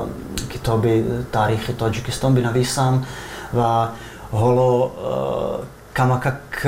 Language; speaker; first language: Persian; non-native, fluent; Czech